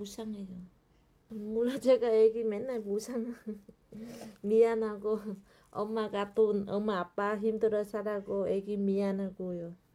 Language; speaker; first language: Korean; non-native, learner; Vietnamese